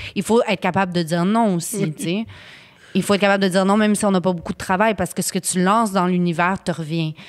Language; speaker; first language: French; native; French